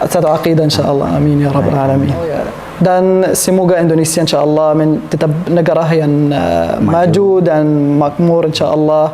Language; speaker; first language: Indonesian; non-native, learner; Arabic